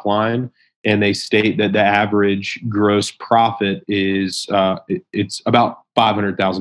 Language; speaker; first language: English; native; English